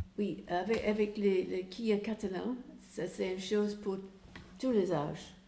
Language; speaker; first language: French; non-native, fluent; English